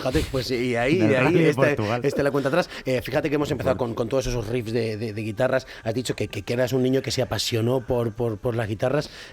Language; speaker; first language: Spanish; native; Spanish